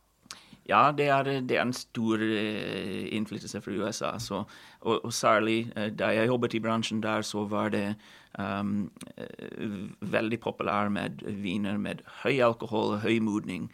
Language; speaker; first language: Norwegian; non-native, fluent; English